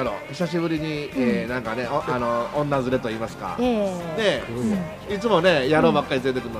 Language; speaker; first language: Japanese; native; Japanese